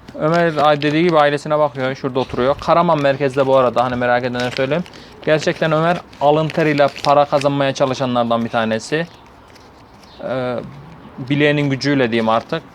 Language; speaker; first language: Turkish; native; Turkish